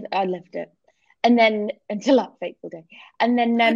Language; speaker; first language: English; native; English